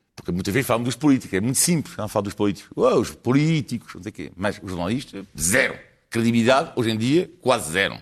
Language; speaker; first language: Portuguese; non-native, fluent; French